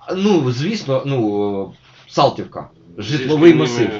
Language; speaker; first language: Ukrainian; native; Ukrainian